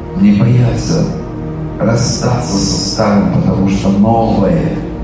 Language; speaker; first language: Russian; native; Russian